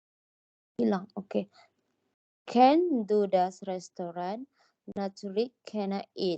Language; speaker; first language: German; non-native, learner; Indonesian